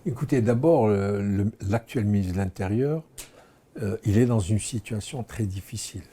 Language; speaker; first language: French; non-native, local second language; Arabic